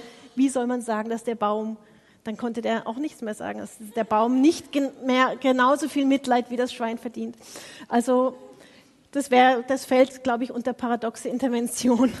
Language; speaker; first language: German; native; German